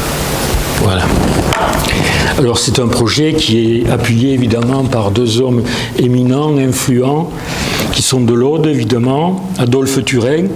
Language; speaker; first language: French; native; French